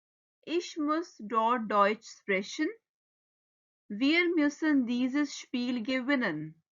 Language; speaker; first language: German; non-native, fluent; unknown